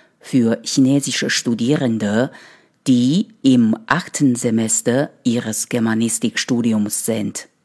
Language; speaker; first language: German; non-native, fluent; Chinese